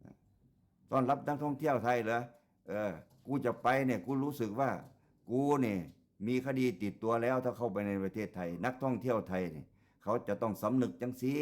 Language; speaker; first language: Thai; non-native, local second language; Lao